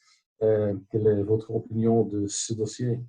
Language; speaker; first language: French; non-native, local second language; Dutch